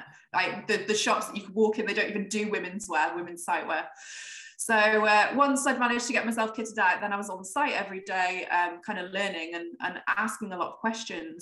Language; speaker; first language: English; native; English